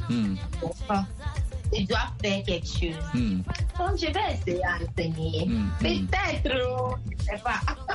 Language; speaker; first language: French; non-native, learner; Akan